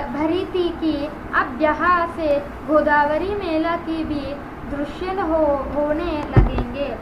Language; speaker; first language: Hindi; non-native, local second language; Telugu